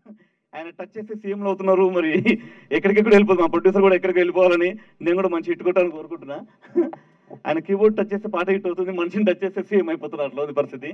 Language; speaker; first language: Telugu; native; Telugu